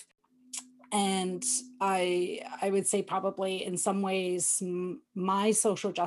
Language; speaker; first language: English; native; English